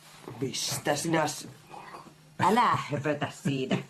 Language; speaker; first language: Finnish; native; Finnish